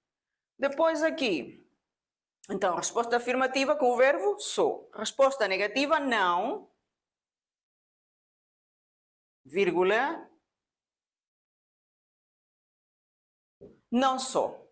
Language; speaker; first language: Portuguese; non-native, fluent; Spanish